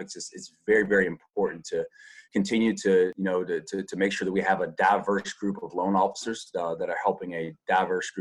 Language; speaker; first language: English; native; English